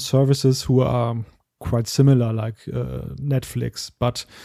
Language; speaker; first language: English; non-native, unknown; German